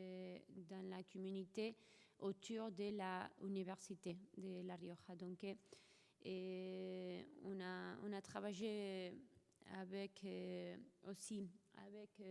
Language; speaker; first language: French; non-native, fluent; Spanish